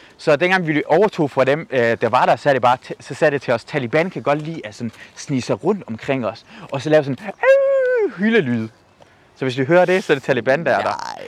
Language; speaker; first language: Danish; native; Danish